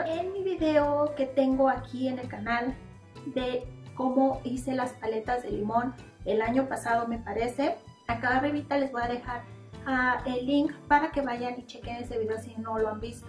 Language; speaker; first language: Spanish; native; Spanish